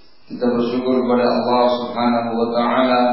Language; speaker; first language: Indonesian; native; Indonesian